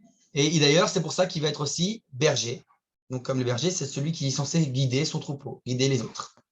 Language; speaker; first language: French; native; French